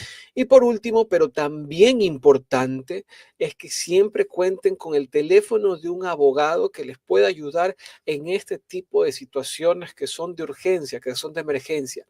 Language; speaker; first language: Spanish; native; Spanish